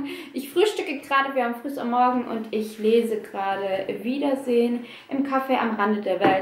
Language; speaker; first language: German; early bilingual, other home language; Russian